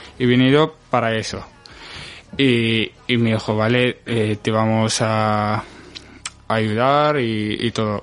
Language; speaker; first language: Spanish; non-native, fluent; Arabic